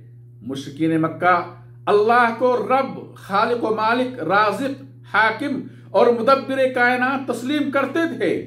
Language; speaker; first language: Urdu; native; Urdu